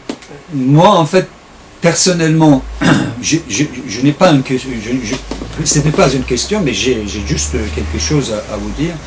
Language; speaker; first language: French; non-native, fluent; Turkish